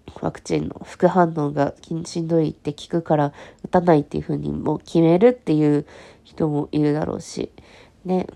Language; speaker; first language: Japanese; native; Japanese